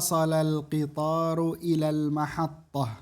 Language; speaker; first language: Arabic; non-native, fluent; Indonesian